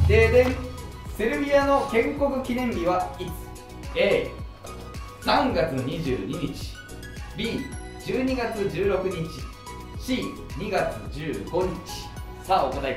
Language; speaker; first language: Japanese; native; Japanese